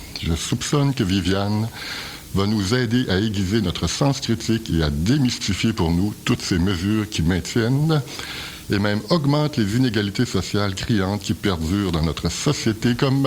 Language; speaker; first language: French; native; French